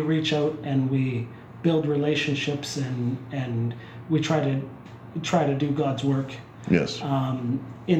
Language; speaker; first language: English; native; English